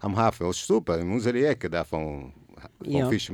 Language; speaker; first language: German; non-native, learner; Portuguese